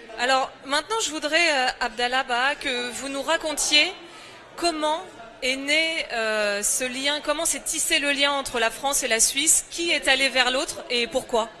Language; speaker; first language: French; native; French